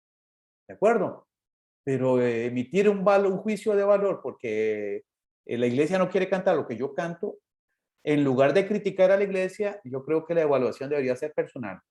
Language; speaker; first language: Spanish; native; Spanish